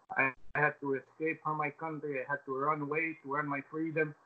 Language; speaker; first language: English; non-native, fluent; Albanian